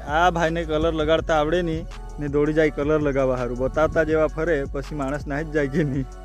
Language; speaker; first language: Gujarati; non-native, local second language; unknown